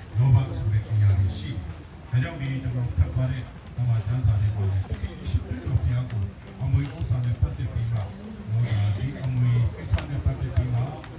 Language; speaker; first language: Burmese; non-native, local second language; Tedim Chin